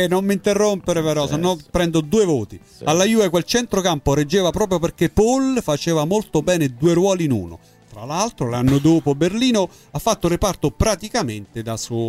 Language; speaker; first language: Italian; native; Italian